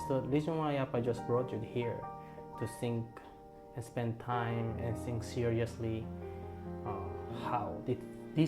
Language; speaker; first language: English; non-native, fluent; Korean